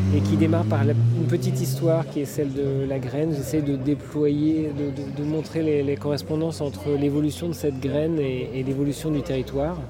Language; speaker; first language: French; native; French